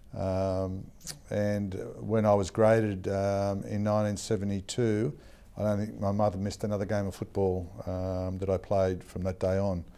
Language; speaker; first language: English; native; English